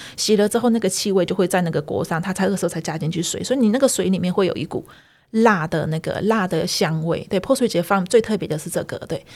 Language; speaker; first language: Chinese; early bilingual, heritage; Chinese